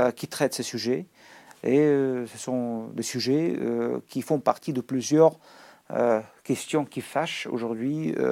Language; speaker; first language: French; non-native, fluent; Russian